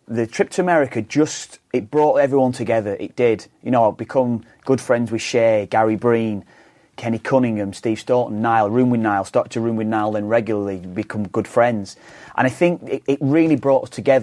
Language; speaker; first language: English; native; English